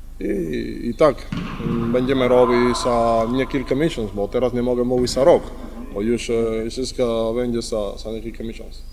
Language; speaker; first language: Polish; non-native, learner; Spanish